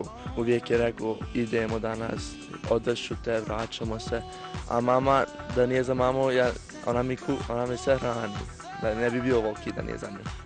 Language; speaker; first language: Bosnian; early bilingual, heritage; Bosnian